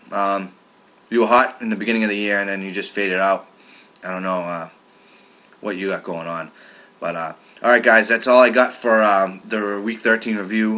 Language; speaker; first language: English; native; English